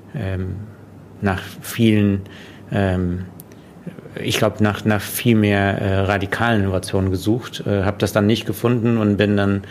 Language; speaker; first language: German; non-native, fluent; Russian